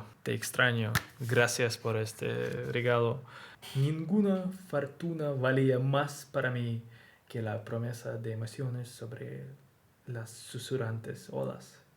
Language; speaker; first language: Spanish; non-native, learner; Russian